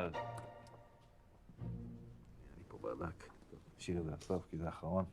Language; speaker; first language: Hebrew; native; Hebrew